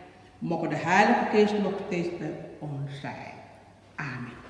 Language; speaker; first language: Dutch; non-native, learner; Indonesian